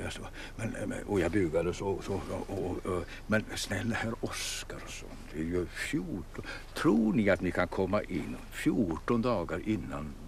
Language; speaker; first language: Swedish; native; Swedish